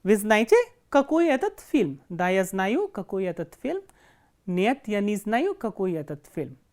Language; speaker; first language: Russian; non-native, fluent; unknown